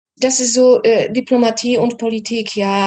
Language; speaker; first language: German; non-native, fluent; Polish